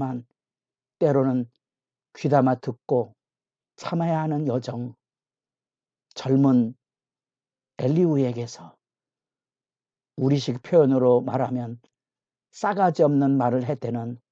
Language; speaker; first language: Korean; native; Korean